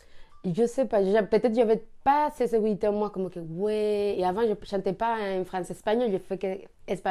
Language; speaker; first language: French; non-native, learner; Spanish